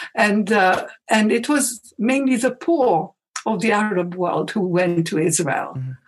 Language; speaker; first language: English; non-native, fluent; Arabic